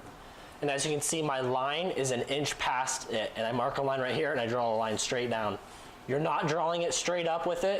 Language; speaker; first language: English; native; English